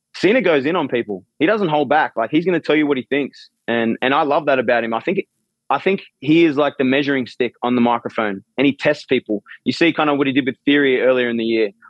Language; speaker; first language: English; native; English